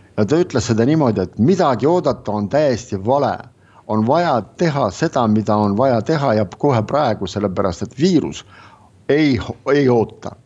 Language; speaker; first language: Estonian; non-native, local second language; Russian